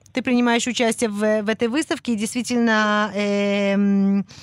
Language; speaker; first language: Russian; non-native, fluent; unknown